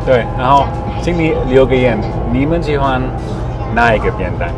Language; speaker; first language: Chinese; non-native, fluent; German